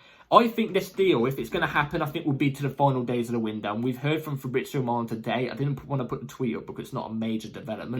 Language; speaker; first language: English; native; English